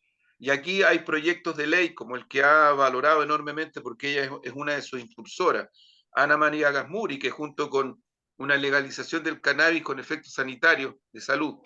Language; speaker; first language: Spanish; native; Spanish